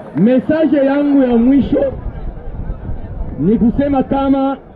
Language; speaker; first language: Swahili; native; Swahili